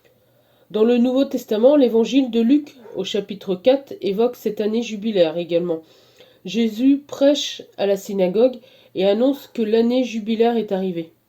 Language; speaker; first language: French; native; French